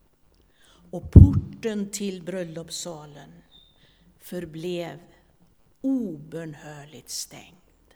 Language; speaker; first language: Swedish; native; Swedish